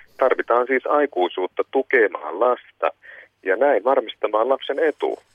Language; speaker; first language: Finnish; native; Finnish